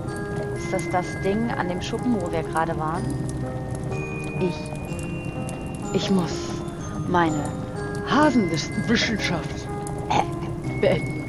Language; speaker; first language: German; native; German